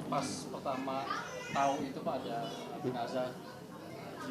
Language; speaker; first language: Indonesian; native; Indonesian